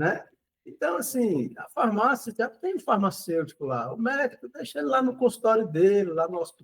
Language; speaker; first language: Portuguese; native; Portuguese